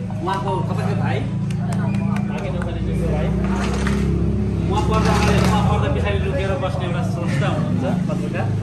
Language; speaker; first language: Nepali; early bilingual, heritage; Nepali